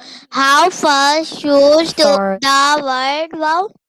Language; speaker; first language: English; non-native, learner; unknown